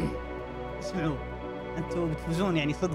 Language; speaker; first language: Arabic; native; Arabic